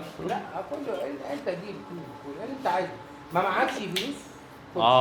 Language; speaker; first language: Arabic; native; Arabic